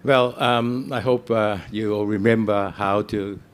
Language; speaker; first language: English; non-native, fluent; Japanese